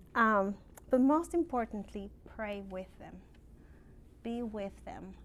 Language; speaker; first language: English; non-native, fluent; Spanish